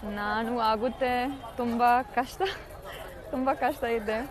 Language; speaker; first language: Kannada; non-native, learner; German